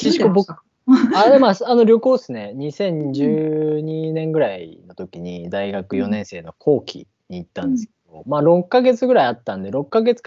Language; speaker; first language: Japanese; native; Japanese